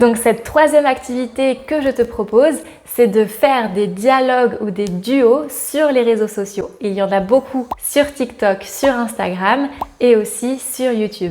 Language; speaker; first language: French; native; French